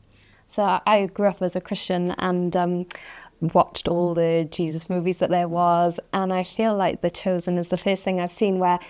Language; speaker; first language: English; native; English